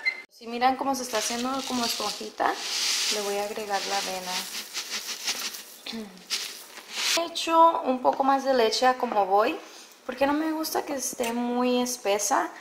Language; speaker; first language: Spanish; early bilingual, heritage; Spanish